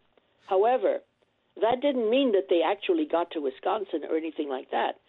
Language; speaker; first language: English; non-native, fluent; French